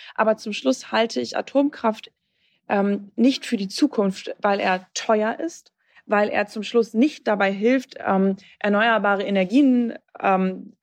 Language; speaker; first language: German; native; German